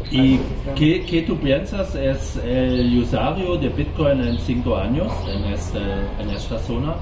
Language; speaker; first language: Spanish; non-native, learner; German